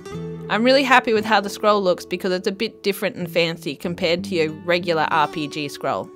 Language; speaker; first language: English; native; English